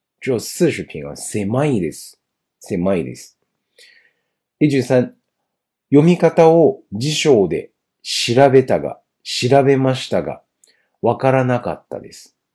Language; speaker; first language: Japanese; non-native, fluent; Chinese